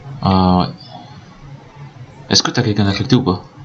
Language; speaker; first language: French; native; French